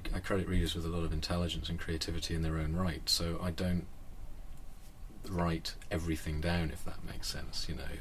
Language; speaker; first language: English; native; English